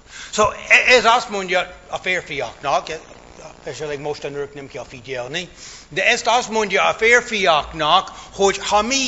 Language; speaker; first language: Hungarian; non-native, fluent; English